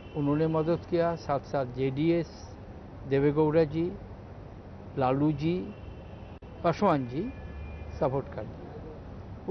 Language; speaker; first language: Hindi; non-native, local second language; Bangla